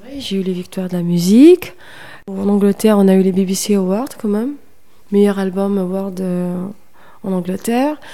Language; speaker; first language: French; non-native, local second language; Kabyle